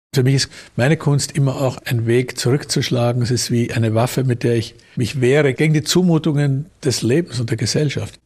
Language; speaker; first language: German; native; German